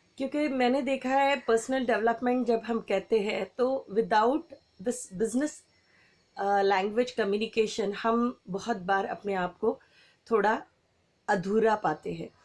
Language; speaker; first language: Hindi; non-native, local second language; Marathi